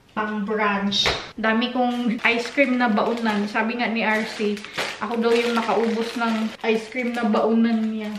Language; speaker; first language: Filipino; non-native, local second language; Cebuano